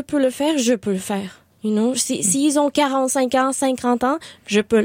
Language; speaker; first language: French; non-native, learner; Spanish